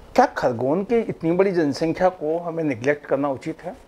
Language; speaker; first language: Hindi; native; Hindi